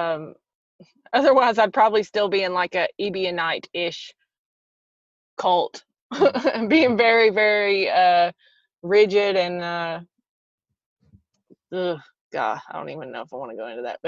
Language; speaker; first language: English; native; English